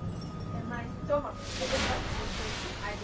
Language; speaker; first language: English; non-native, learner; Japanese